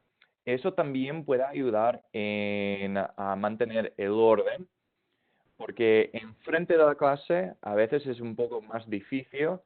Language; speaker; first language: Spanish; non-native, fluent; English